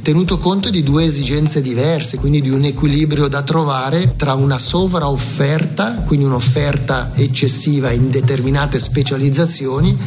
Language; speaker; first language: Italian; native; Italian